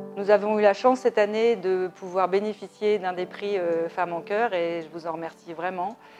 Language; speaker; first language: French; native; French